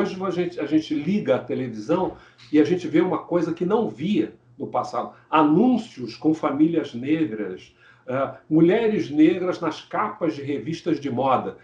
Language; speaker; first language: Portuguese; native; Portuguese